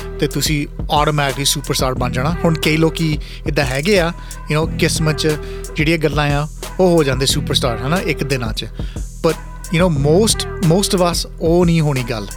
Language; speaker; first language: Punjabi; early bilingual, heritage; Punjabi